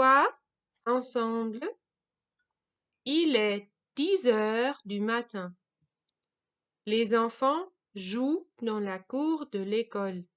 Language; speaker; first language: French; non-native, fluent; German